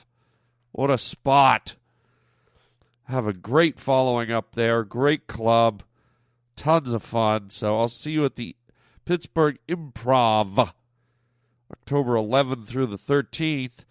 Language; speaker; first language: English; native; English